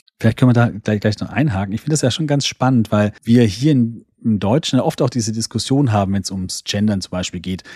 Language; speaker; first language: German; native; German